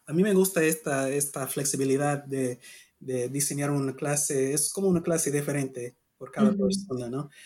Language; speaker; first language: Spanish; non-native, learner; English